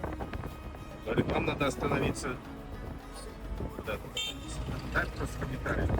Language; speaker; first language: Russian; non-native, fluent; Latvian